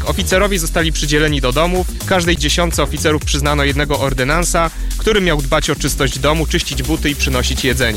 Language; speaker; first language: Polish; native; Polish